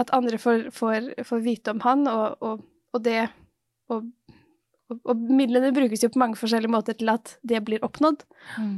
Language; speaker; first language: Norwegian; native; Norwegian